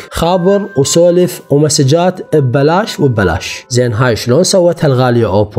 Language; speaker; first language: Arabic; native; Arabic